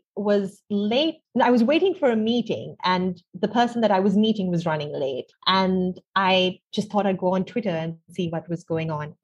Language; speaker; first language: English; non-native, local second language; Sinhala